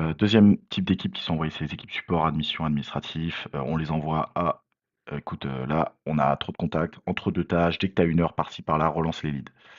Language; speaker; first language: French; native; French